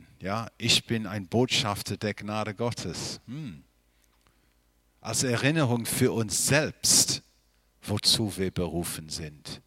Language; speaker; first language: German; non-native, fluent; English